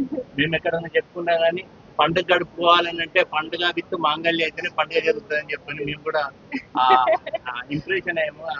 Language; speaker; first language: Telugu; native; Telugu